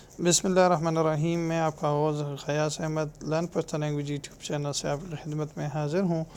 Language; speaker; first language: Urdu; non-native, local second language; Pashto